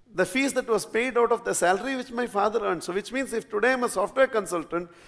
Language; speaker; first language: English; non-native, local second language; Tamil